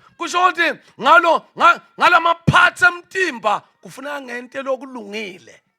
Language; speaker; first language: Zulu; non-native, local second language; Swati